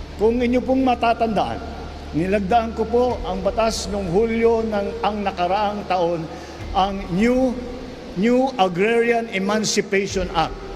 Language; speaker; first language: Filipino; native; Filipino